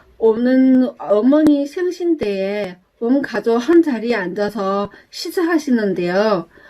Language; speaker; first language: Korean; non-native, learner; Chinese